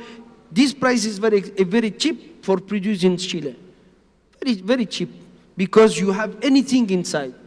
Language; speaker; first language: English; non-native, learner; Spanish